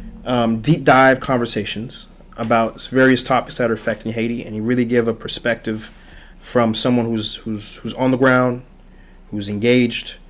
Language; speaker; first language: English; early bilingual, other home language; Haitian Creole